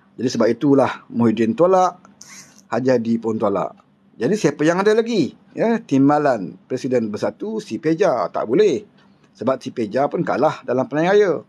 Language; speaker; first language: Malay; native; Malay